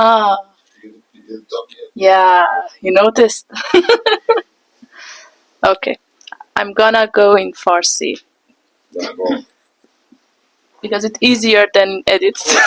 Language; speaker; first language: English; non-native, fluent; Persian